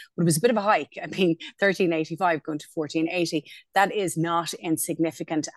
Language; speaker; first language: English; native; English